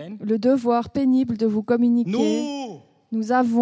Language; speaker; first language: French; native; French